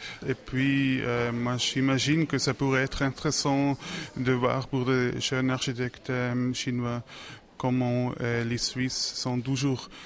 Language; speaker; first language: French; non-native, local second language; German